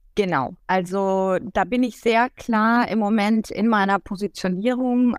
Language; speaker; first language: German; native; German